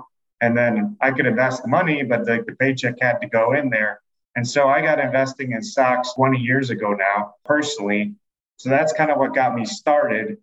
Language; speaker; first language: English; native; English